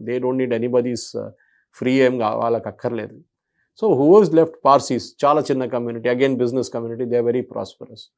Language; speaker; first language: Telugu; non-native, local second language; Malayalam